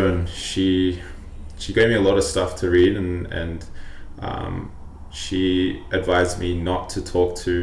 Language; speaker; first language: English; native; English